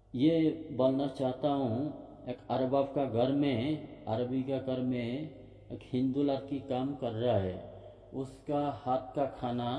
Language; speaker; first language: Hindi; non-native, learner; Bangla